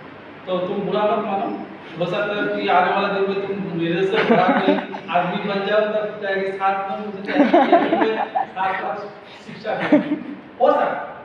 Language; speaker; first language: Hindi; non-native, local second language; Bangla